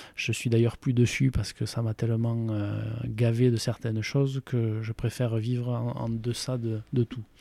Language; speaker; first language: French; native; French